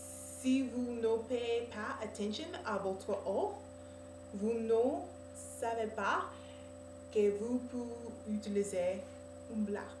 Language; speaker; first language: French; non-native, learner; English